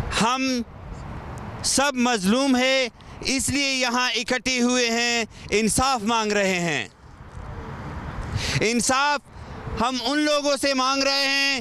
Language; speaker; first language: Hindi; non-native, local second language; Pashto